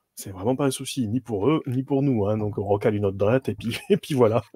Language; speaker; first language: French; native; French